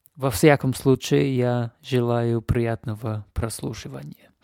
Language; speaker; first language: Russian; non-native, fluent; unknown